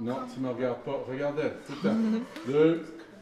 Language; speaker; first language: French; native; French